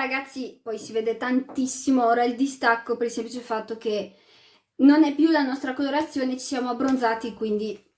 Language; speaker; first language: Italian; early bilingual, other home language; Arabic